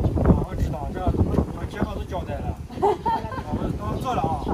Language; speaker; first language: Chinese; native; Chinese